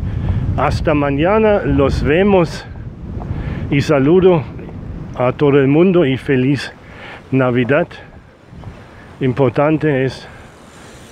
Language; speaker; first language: Spanish; non-native, learner; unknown